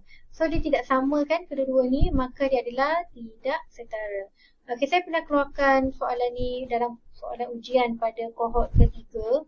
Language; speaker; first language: Malay; native; Malay